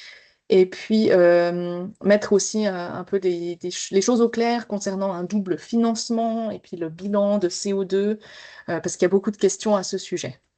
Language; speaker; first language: French; native; French